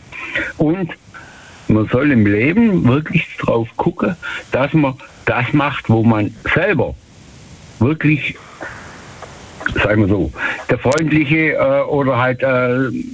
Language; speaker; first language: German; native; German